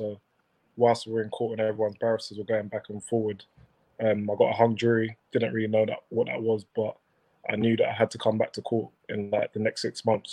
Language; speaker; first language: English; native; English